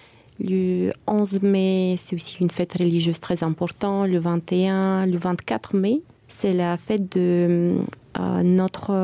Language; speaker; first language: French; non-native, fluent; Bulgarian